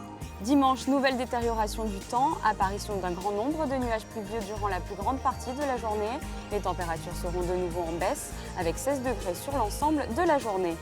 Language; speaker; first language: French; native; French